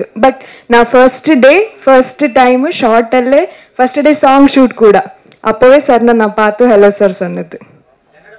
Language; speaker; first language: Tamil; non-native, learner; Kannada